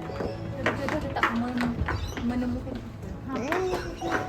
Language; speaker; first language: Malay; native; Malay